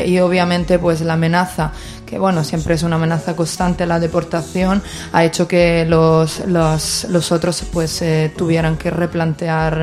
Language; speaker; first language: Spanish; native; Spanish